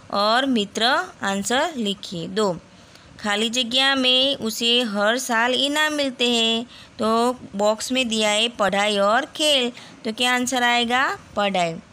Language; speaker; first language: Hindi; non-native, local second language; Gujarati